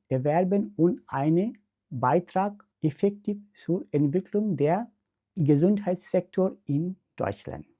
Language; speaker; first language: German; non-native, learner; Bangla